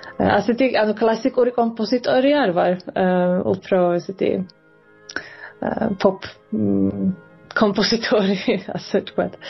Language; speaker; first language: Georgian; early bilingual, heritage; Georgian